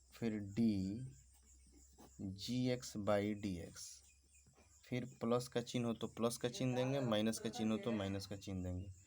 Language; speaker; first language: Hindi; native; Hindi